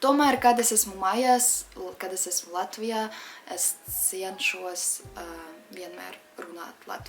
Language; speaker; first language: Latvian; non-native, local second language; Russian